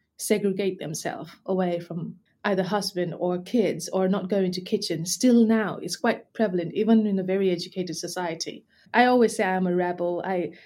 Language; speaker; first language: English; non-native, local second language; Nepali